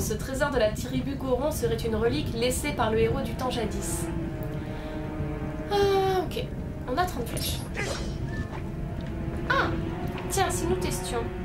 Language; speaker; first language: French; native; French